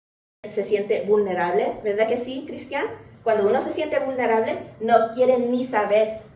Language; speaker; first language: Spanish; early bilingual, heritage; English